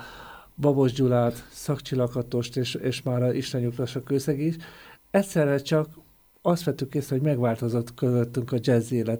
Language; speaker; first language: Hungarian; native; Hungarian